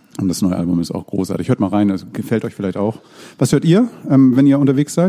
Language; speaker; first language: German; native; German